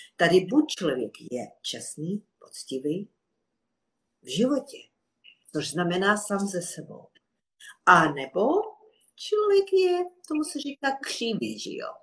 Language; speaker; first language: Czech; non-native, fluent; Russian